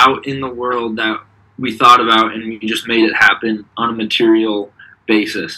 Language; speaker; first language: English; native; English